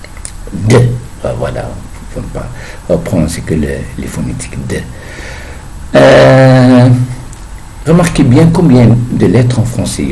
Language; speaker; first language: French; non-native, fluent; Arabic